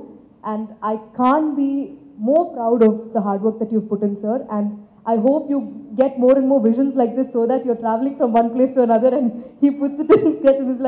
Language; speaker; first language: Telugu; non-native, local second language; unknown